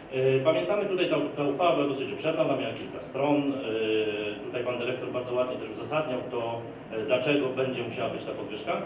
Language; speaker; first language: Polish; native; Polish